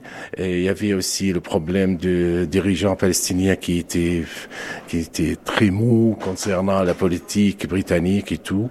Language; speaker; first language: French; non-native, local second language; Arabic